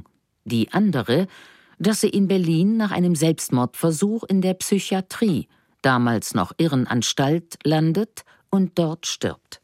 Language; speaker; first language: German; native; German